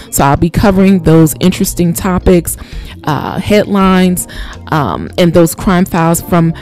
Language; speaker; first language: English; native; English